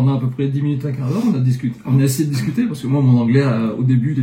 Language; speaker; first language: French; native; French